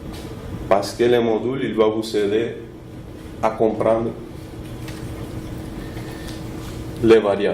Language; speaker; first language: French; non-native, fluent; Spanish